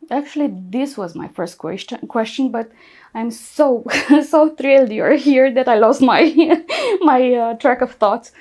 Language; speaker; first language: English; non-native, fluent; Romanian